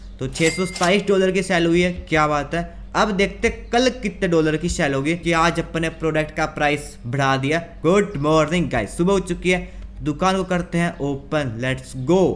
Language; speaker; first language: Hindi; native; Hindi